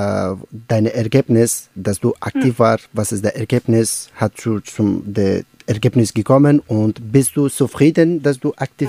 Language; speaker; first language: German; non-native, learner; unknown